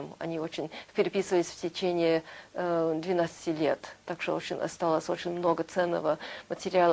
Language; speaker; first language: Russian; early bilingual, heritage; Russian